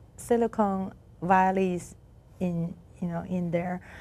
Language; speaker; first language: English; non-native, learner; Chinese